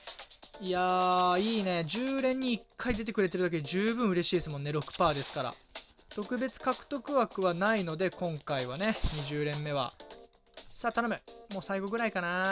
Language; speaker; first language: Japanese; native; Japanese